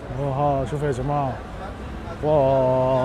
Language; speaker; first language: Arabic; native; Arabic